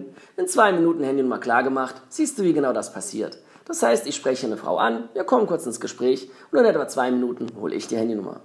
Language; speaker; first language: German; native; German